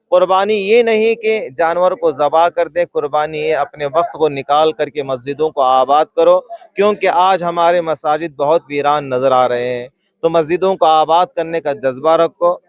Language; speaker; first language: Urdu; native; Urdu